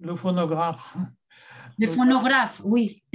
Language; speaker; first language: French; non-native, fluent; Spanish